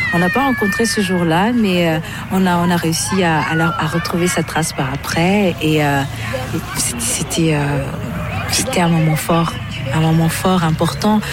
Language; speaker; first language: French; early bilingual, other home language; Portuguese